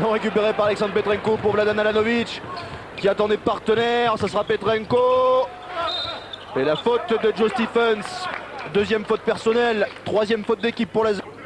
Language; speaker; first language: French; native; French